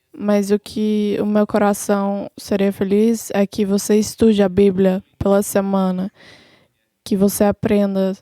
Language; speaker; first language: Portuguese; non-native, fluent; English